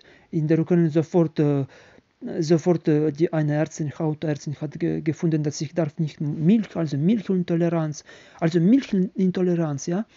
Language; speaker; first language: German; non-native, learner; Ukrainian